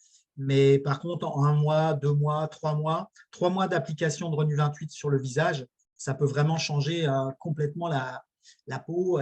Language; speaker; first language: French; native; French